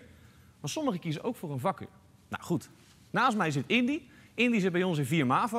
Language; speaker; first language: Dutch; native; Dutch